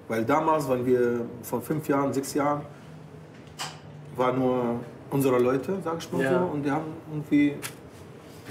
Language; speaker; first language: German; non-native, fluent; Arabic